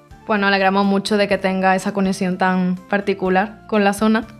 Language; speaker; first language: Spanish; native; Spanish